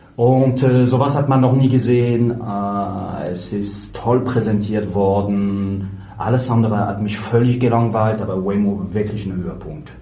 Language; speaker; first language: German; non-native, fluent; French